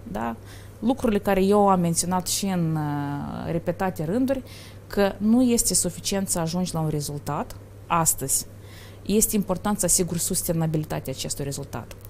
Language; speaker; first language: Romanian; native; Romanian